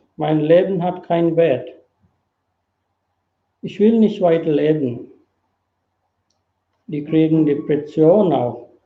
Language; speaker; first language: German; non-native, fluent; Sinhala